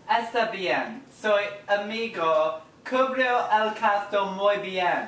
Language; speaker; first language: Spanish; non-native, learner; English